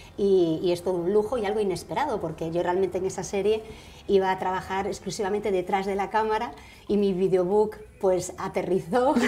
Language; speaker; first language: Spanish; native; Spanish